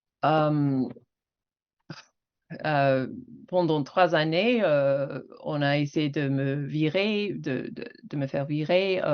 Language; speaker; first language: French; non-native, fluent; English